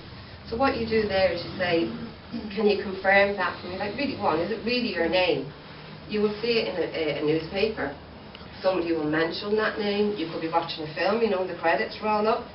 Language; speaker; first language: English; native; English